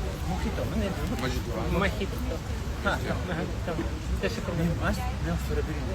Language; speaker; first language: Turkish; non-native, fluent; Uzbek